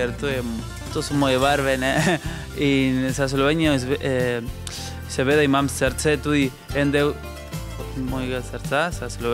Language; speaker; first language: Slovenian; non-native, learner; Spanish